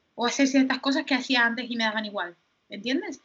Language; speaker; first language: Spanish; native; Spanish